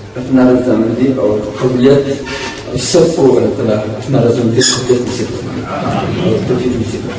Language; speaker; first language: Urdu; non-native, local second language; Pashto